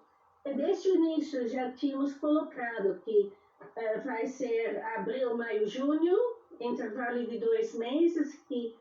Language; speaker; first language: Portuguese; non-native, fluent; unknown